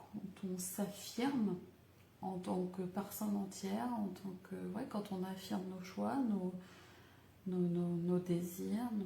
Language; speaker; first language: French; native; French